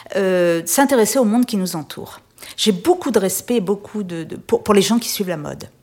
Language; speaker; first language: French; native; French